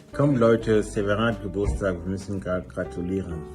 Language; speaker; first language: German; non-native, learner; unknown